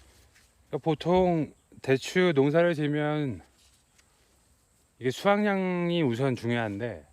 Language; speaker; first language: Korean; native; Korean